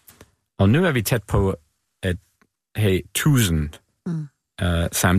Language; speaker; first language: Danish; non-native, fluent; English